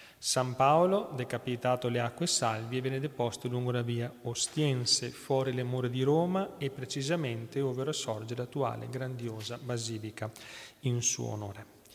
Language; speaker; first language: Italian; native; Italian